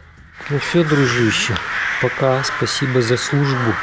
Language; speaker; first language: Russian; native; Russian